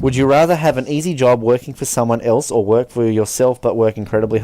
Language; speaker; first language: English; native; English